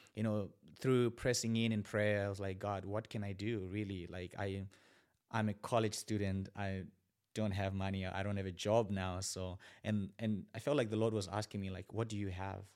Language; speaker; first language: English; non-native, local second language; Shona